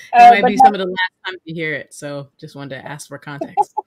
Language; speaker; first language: English; native; English